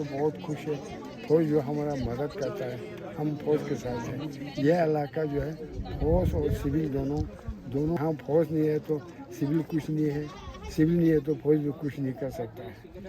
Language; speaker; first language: Hindi; non-native, local second language; Balti